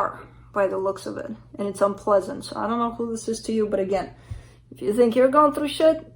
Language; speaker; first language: English; native; English